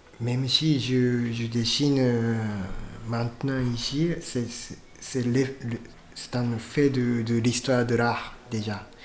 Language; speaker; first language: French; non-native, fluent; Japanese